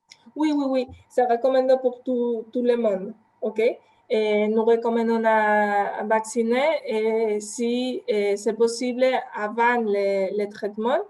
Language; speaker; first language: French; non-native, fluent; Spanish